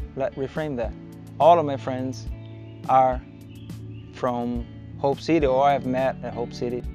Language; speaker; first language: English; non-native, fluent; Portuguese